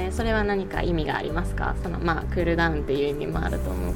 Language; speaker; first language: Japanese; native; Japanese